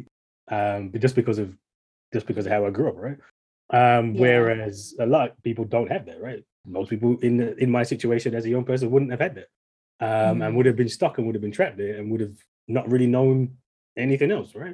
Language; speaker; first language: English; native; English